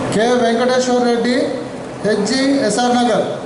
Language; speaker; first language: Telugu; native; Telugu